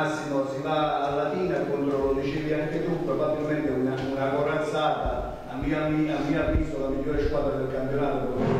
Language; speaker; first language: Italian; native; Italian